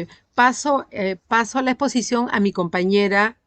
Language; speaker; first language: Spanish; native; Spanish